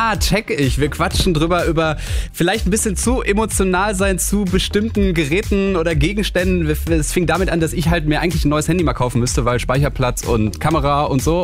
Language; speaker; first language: German; native; German